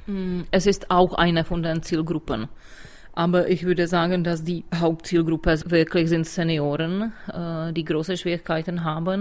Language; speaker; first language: German; non-native, fluent; Czech